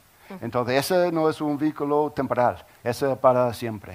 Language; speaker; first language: Spanish; non-native, learner; English